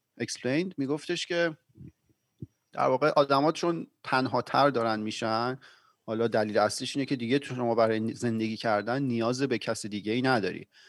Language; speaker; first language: Persian; native; Persian